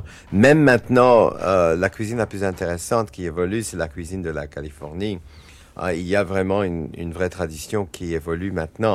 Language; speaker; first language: French; non-native, fluent; English